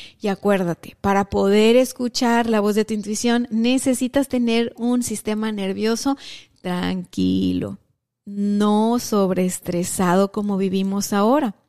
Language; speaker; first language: Spanish; native; Spanish